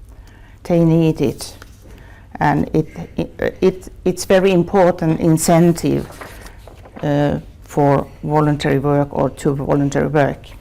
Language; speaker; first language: English; non-native, fluent; Finnish